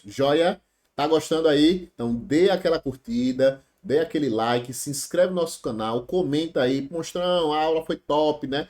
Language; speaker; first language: Portuguese; native; Portuguese